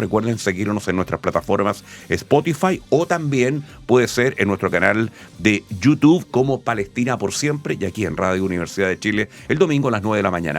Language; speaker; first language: Spanish; native; Spanish